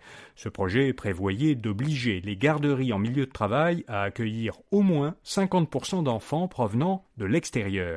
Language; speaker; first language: French; native; French